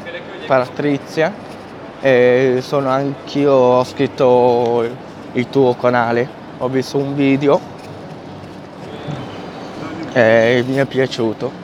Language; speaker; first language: Italian; non-native, fluent; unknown